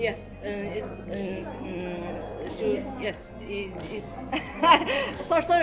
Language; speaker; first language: English; non-native, learner; Chinese